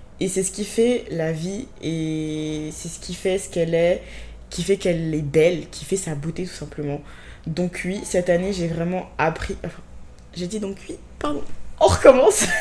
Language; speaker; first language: French; native; French